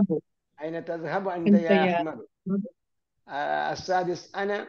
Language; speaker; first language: Arabic; non-native, fluent; Malayalam